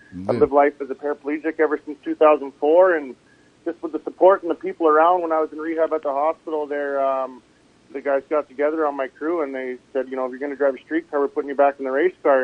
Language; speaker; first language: English; native; English